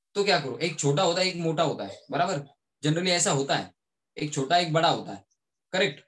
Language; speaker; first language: Hindi; native; Hindi